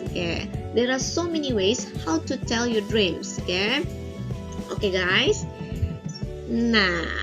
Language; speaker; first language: English; non-native, learner; Indonesian